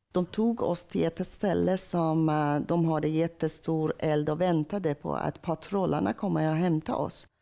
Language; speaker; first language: Swedish; non-native, fluent; Persian